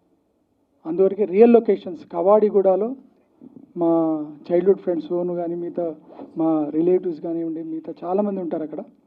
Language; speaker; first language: Telugu; native; Telugu